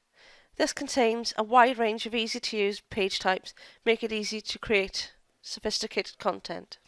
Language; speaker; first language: English; native; English